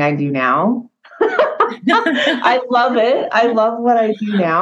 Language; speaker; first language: English; native; English